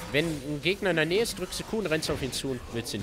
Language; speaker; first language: German; native; German